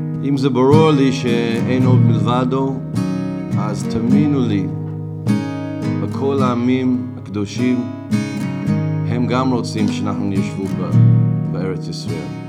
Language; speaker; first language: Hebrew; non-native, fluent; English